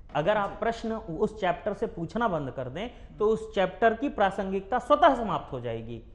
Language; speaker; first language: Hindi; native; Hindi